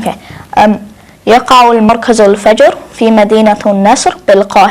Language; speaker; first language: Arabic; non-native, learner; English